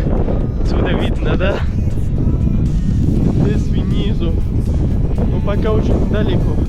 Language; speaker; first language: Russian; non-native, learner; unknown